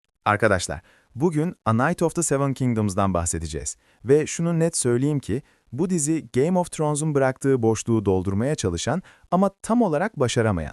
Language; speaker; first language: Turkish; native; Turkish